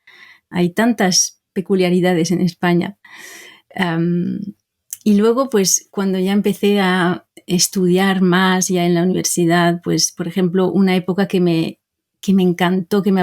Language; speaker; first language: Spanish; non-native, fluent; French